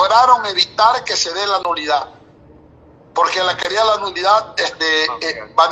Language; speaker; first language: Spanish; native; Spanish